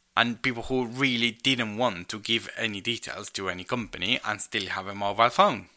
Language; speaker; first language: English; non-native, fluent; Spanish